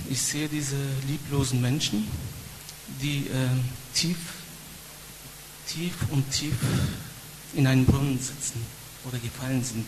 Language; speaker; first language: German; non-native, fluent; Turkish